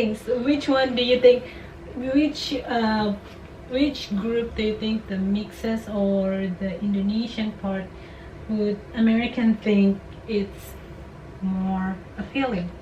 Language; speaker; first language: English; non-native, fluent; Indonesian